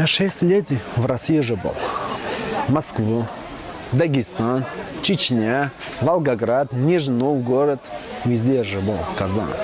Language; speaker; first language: Russian; non-native, learner; Tajik